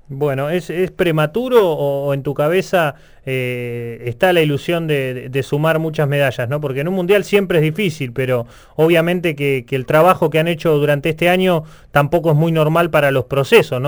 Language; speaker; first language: Spanish; native; Spanish